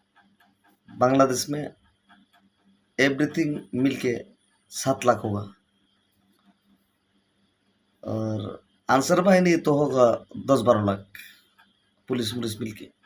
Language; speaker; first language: Hindi; non-native, learner; Bangla